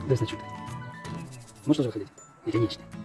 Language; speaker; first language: Russian; native; Russian